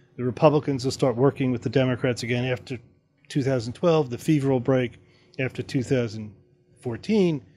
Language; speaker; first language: English; native; English